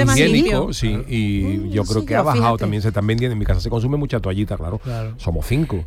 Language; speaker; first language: Spanish; native; Spanish